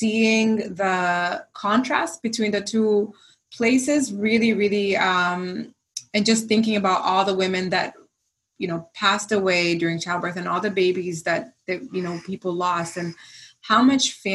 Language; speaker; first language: English; non-native, local second language; Swahili